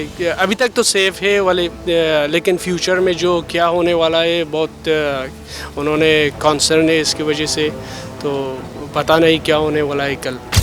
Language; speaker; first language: Hindi; non-native, fluent; Persian